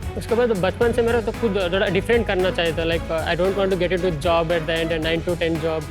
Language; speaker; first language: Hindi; non-native, local second language; Kannada